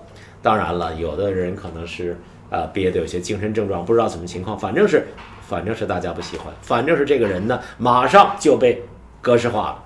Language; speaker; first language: Chinese; native; Chinese